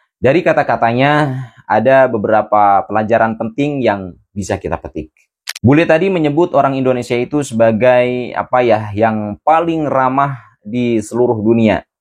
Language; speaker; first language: Indonesian; native; Indonesian